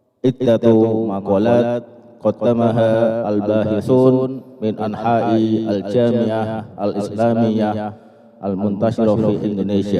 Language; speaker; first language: Arabic; non-native, fluent; Indonesian